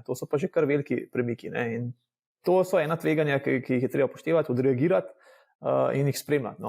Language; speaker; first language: Slovenian; native; Slovenian